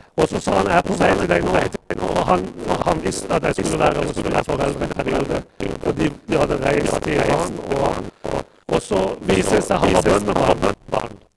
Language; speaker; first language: Norwegian; non-native, fluent; Persian